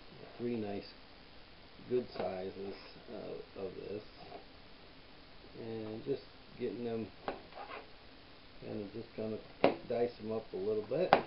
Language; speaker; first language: English; native; English